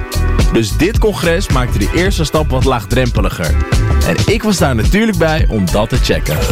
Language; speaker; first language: Dutch; native; Dutch